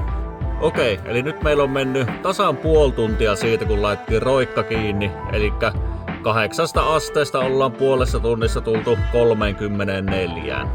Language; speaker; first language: Finnish; native; Finnish